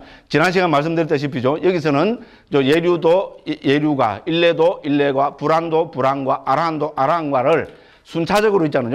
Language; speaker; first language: Korean; native; Korean